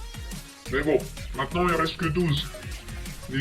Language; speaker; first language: French; native; French